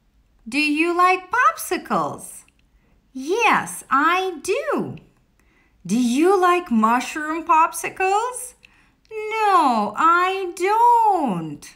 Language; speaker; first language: English; non-native, fluent; Russian